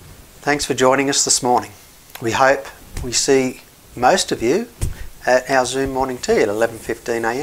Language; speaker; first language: English; native; English